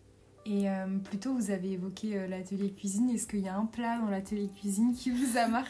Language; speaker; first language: French; native; French